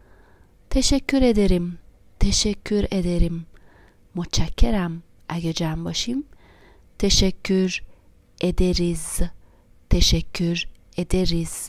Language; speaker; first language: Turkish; non-native, fluent; Persian